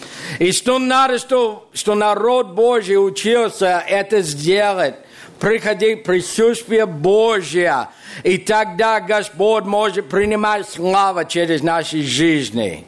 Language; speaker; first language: Russian; non-native, fluent; English